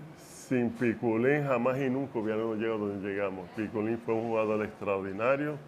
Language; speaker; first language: Spanish; early bilingual, heritage; Spanish